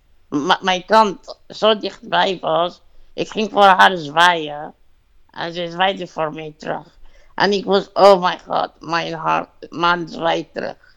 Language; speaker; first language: Dutch; non-native, fluent; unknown